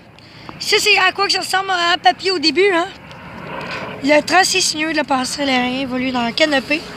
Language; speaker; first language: French; native; French